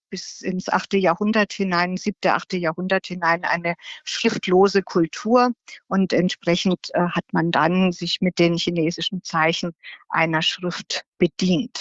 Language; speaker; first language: German; native; German